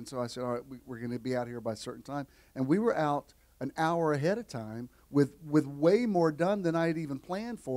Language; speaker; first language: English; native; English